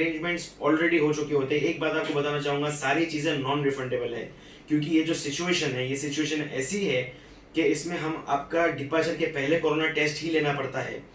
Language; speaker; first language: Hindi; native; Hindi